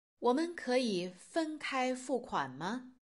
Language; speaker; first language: Chinese; non-native, learner; Russian